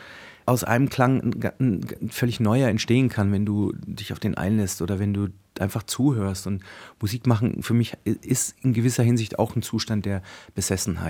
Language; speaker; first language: German; native; German